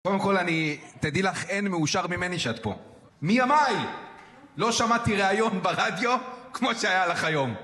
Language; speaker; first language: Hebrew; native; Hebrew